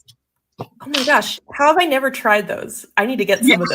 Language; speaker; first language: English; native; English